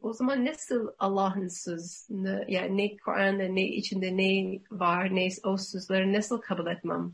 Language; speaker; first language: Turkish; non-native, learner; English